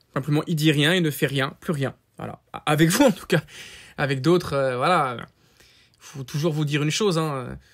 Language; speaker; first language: French; native; French